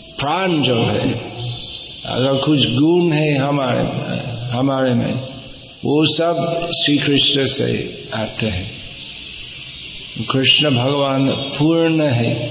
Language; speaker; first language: Hindi; non-native, fluent; English